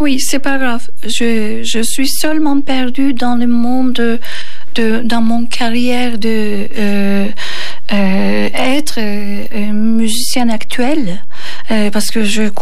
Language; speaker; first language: French; non-native, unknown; Turkish